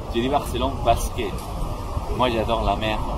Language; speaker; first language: French; non-native, fluent; Spanish